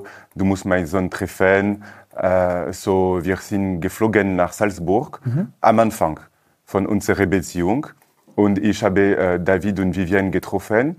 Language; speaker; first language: German; non-native, learner; French